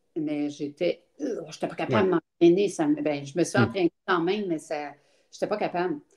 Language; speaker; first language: French; native; French